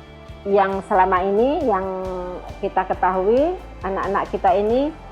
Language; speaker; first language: Indonesian; native; Indonesian